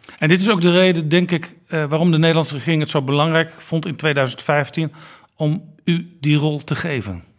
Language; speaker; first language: Dutch; native; Dutch